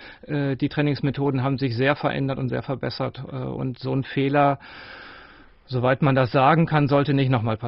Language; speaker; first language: German; native; German